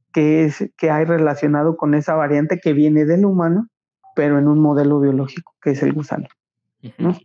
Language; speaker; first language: Spanish; native; Spanish